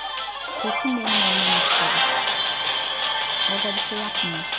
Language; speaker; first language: Turkish; native; Turkish